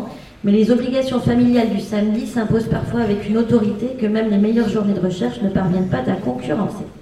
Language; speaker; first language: French; native; French